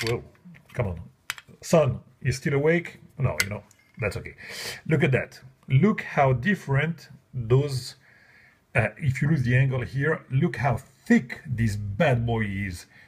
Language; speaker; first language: English; non-native, fluent; French